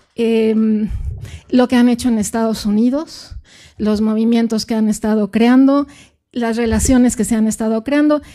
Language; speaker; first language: Spanish; native; Spanish